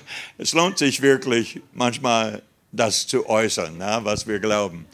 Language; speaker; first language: German; non-native, fluent; English